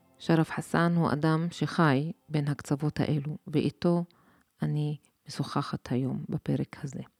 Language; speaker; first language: Hebrew; non-native, local second language; Arabic